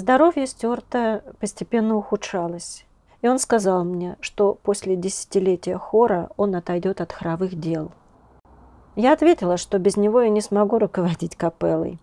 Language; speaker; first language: Russian; native; Russian